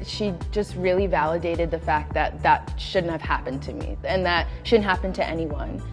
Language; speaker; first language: English; native; English